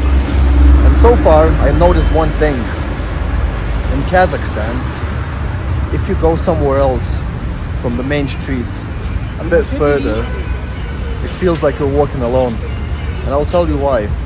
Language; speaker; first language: English; non-native, fluent; Lithuanian